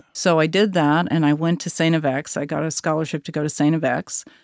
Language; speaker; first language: English; native; English